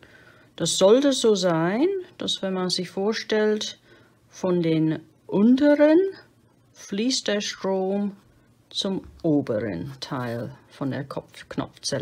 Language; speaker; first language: German; non-native, fluent; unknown